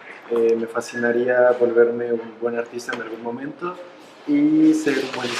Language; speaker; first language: Spanish; native; Spanish